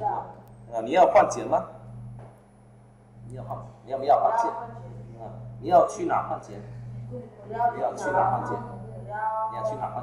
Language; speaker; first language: Chinese; non-native, fluent; Vietnamese